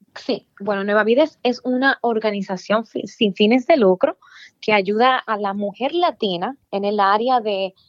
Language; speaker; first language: Spanish; native; Spanish